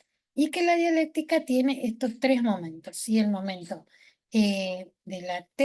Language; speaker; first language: Spanish; native; Spanish